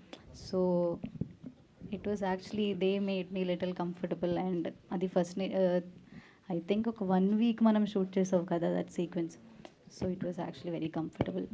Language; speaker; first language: Telugu; non-native, learner; Malayalam